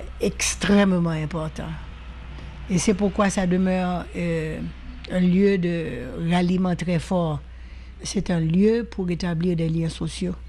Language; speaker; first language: French; non-native, local second language; Haitian Creole